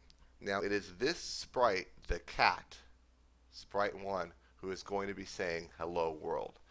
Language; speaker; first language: English; native; English